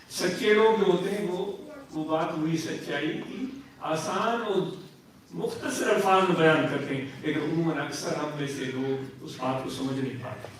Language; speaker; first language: Urdu; non-native, local second language; Sindhi